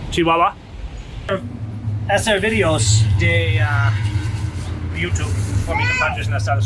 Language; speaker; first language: Spanish; non-native, learner; English